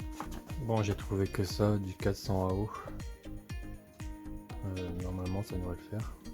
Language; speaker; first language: French; native; French